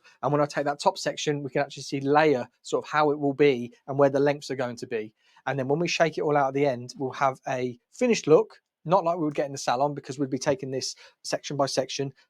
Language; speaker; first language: English; native; English